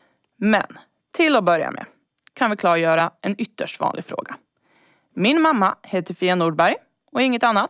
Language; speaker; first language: Swedish; native; Swedish